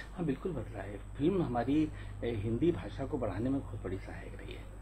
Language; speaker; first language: Hindi; native; Hindi